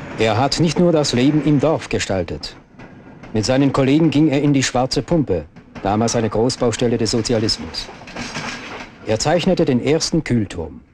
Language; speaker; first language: German; native; German